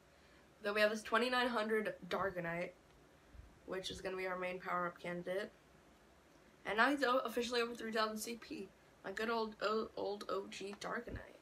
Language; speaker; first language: English; native; English